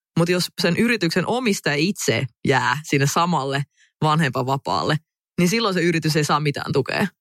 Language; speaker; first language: Finnish; early bilingual, other home language; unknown